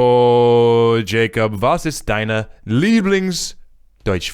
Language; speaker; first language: German; non-native, learner; English